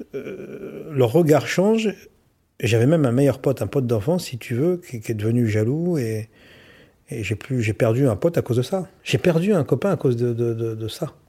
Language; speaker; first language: French; native; French